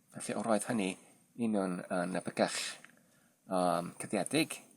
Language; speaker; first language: Welsh; non-native, learner; Polish